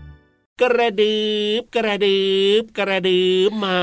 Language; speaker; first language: Thai; native; Thai